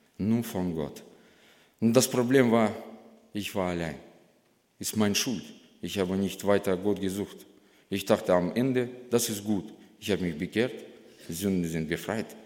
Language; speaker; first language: German; non-native, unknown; Russian